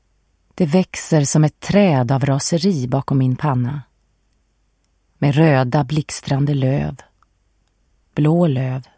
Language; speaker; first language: Swedish; native; Swedish